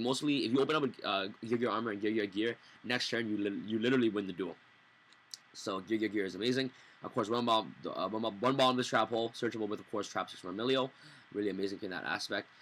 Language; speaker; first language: English; native; English